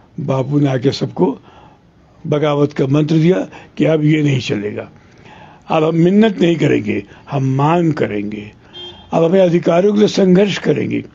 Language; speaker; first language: Hindi; non-native, local second language; Telugu